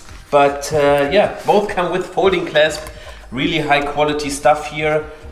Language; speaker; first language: English; non-native, fluent; German